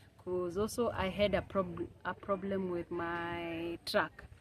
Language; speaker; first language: English; non-native, local second language; Kalenjin